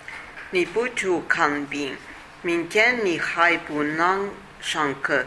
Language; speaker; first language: Chinese; non-native, learner; Italian